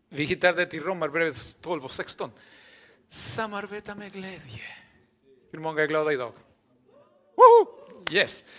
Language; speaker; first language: Swedish; non-native, fluent; Spanish